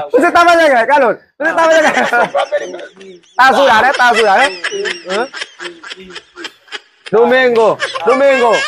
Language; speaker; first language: Portuguese; non-native, learner; Vietnamese